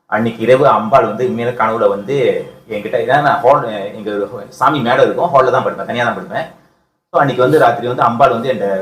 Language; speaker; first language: Tamil; early bilingual, heritage; Tamil